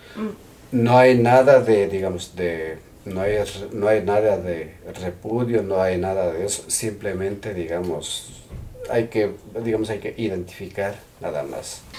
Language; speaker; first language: Spanish; non-native, local second language; Quechua